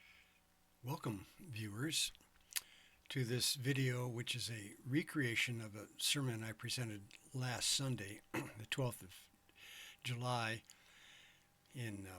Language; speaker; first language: English; native; English